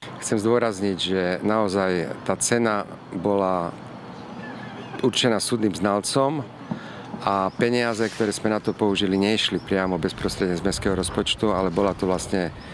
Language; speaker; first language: Slovak; native; Slovak